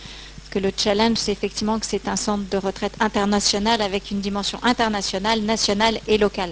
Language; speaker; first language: French; native; French